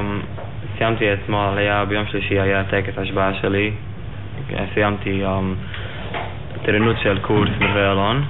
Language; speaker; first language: Hebrew; non-native, learner; Yiddish